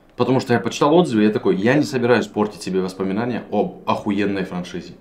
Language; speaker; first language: Russian; native; Russian